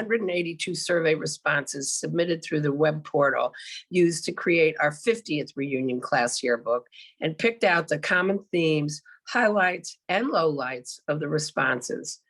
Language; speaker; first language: English; native; English